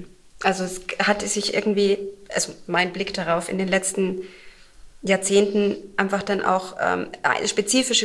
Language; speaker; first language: German; native; German